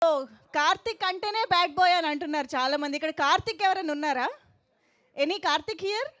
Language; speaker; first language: Telugu; native; Telugu